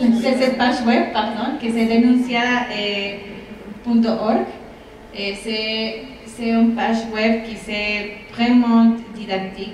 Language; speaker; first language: French; non-native, fluent; Spanish